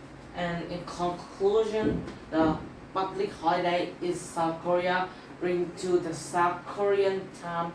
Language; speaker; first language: English; non-native, learner; Vietnamese